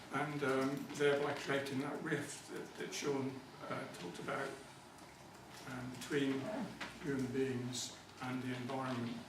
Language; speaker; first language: English; native; English